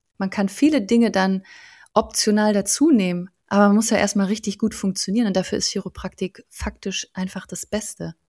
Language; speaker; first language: German; native; German